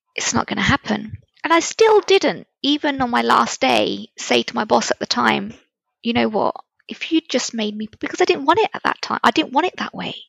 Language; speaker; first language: English; native; English